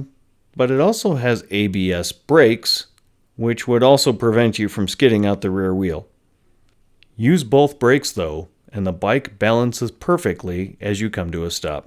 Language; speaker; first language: English; native; English